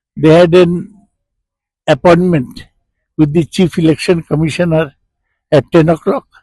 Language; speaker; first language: English; non-native, local second language; Bangla